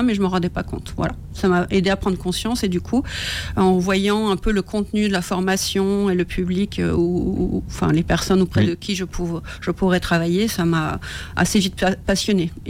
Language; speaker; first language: French; native; French